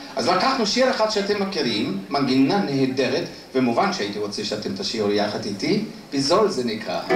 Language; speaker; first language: Hebrew; non-native, fluent; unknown